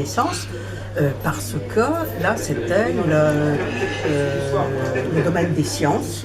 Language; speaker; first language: French; native; French